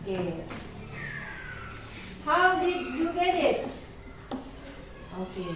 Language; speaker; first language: English; non-native, learner; Indonesian